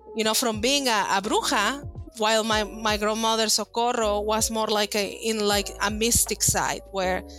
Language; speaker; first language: English; non-native, fluent; Spanish